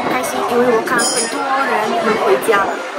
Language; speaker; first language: Chinese; non-native, learner; Ukrainian